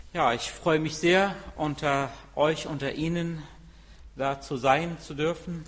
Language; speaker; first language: German; non-native, fluent; Arabic